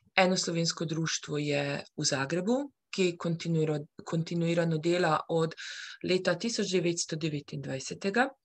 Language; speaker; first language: Slovenian; early bilingual, heritage; Slovenian